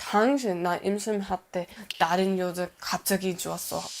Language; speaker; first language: Korean; non-native, learner; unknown